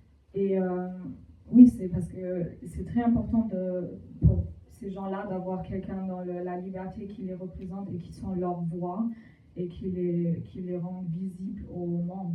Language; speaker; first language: French; non-native, fluent; German